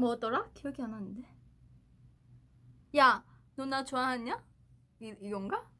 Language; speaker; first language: Korean; non-native, fluent; Chinese